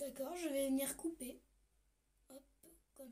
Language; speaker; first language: French; native; French